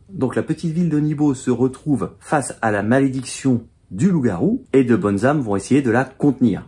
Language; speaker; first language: French; native; French